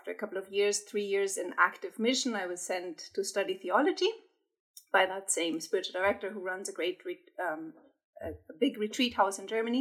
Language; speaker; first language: English; non-native, fluent; German